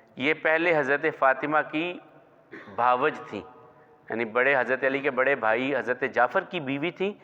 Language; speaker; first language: Urdu; non-native, local second language; Punjabi